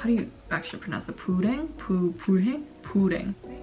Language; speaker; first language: English; early bilingual, other home language; Korean